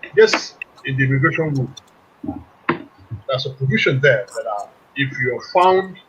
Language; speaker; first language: English; non-native, local second language; Yoruba